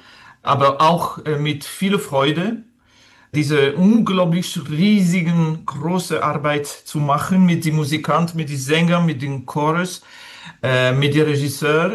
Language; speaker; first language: German; non-native, learner; French